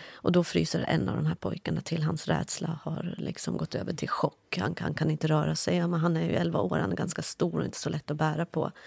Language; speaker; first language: Swedish; early bilingual, other home language; Kurdish